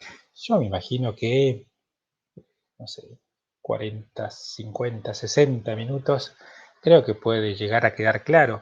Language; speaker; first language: Spanish; native; Spanish